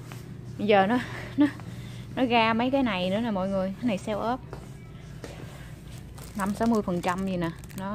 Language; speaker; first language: Vietnamese; native; Vietnamese